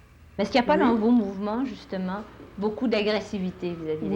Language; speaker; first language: French; native; French